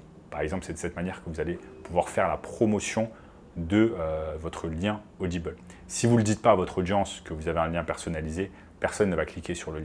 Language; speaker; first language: French; native; French